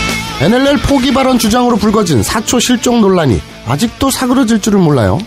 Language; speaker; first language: Korean; native; Korean